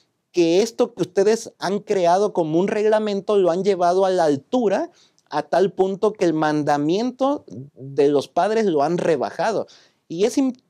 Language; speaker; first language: Spanish; native; Spanish